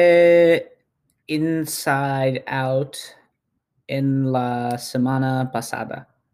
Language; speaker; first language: Spanish; non-native, learner; English